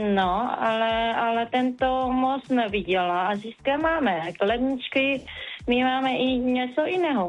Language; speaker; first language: Czech; non-native, learner; Vietnamese